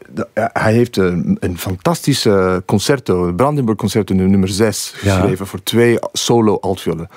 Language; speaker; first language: Dutch; non-native, fluent; English